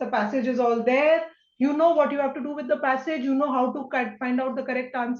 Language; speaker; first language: English; non-native, local second language; Hindi